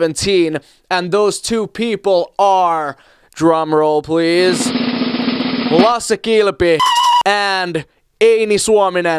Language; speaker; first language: English; non-native, fluent; Finnish